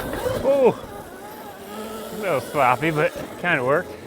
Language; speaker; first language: English; native; English